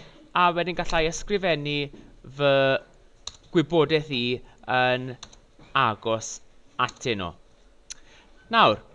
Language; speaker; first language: Welsh; non-native, local second language; English